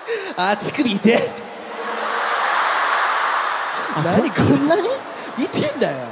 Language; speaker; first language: Japanese; native; Japanese